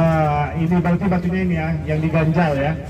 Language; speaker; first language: Indonesian; native; Indonesian